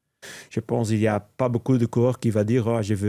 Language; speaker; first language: French; non-native, local second language; Dutch